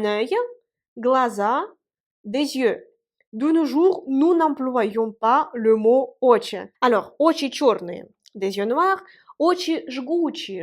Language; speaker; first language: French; non-native, fluent; Russian